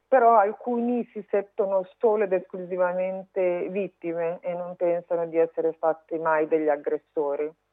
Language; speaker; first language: Italian; early bilingual, heritage; Italian